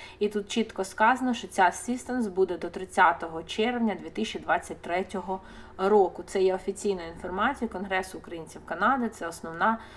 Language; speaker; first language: Ukrainian; non-native, local second language; Russian